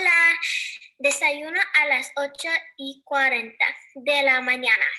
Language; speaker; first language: Spanish; non-native, learner; English